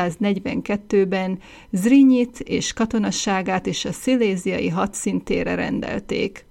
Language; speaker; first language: Hungarian; native; Hungarian